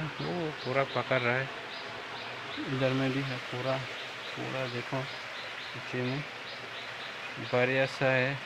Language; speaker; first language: Hindi; non-native, local second language; Kok Borok